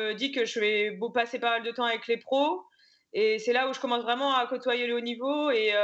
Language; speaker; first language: French; native; French